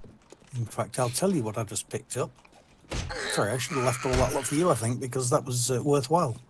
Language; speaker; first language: English; native; English